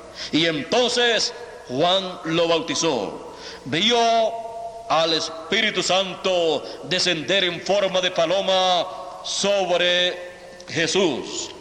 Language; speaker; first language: Spanish; native; Spanish